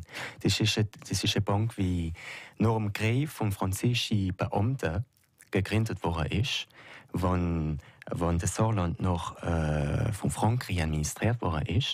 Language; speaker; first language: German; non-native, local second language; French